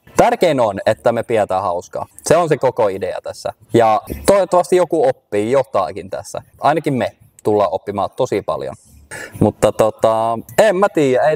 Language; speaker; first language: Finnish; early bilingual, heritage; Finnish